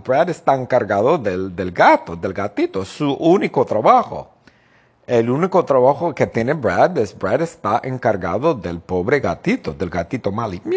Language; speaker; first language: Spanish; non-native, fluent; English